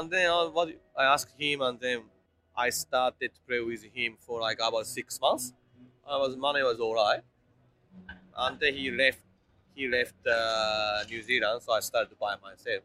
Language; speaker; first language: English; non-native, fluent; Japanese